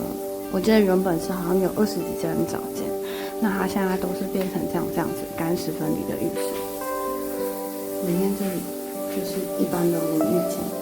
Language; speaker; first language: Chinese; native; Chinese